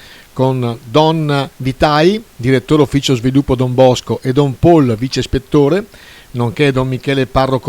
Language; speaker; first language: Italian; native; Italian